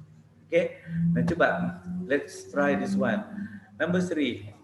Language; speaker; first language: English; non-native, fluent; Indonesian